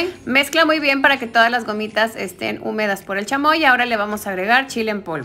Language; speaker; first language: Spanish; native; Spanish